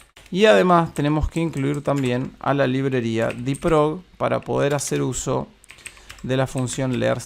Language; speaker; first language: Spanish; native; Spanish